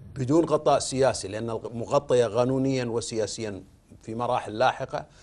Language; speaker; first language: Arabic; native; Arabic